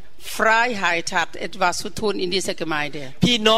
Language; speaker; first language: German; non-native, learner; Thai